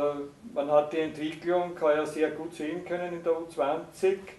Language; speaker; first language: German; native; German